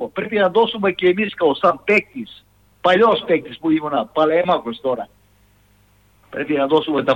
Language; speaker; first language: Greek; non-native, fluent; Serbian